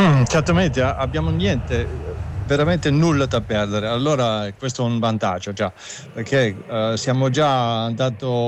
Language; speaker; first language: Italian; non-native, fluent; German